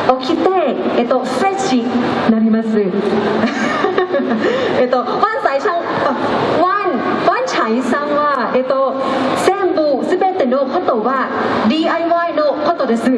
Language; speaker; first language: Japanese; non-native, learner; Thai